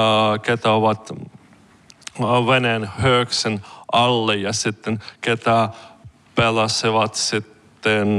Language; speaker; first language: Finnish; non-native, learner; Ukrainian